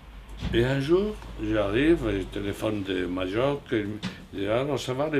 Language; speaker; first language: French; non-native, fluent; Spanish